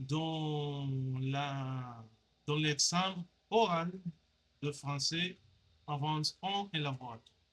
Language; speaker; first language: French; non-native, learner; Spanish